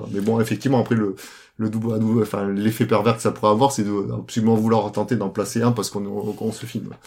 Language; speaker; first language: French; native; French